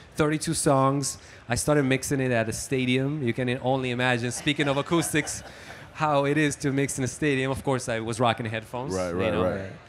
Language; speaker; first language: English; non-native, fluent; Italian